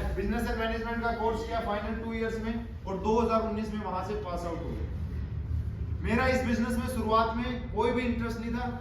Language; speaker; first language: Hindi; native; Hindi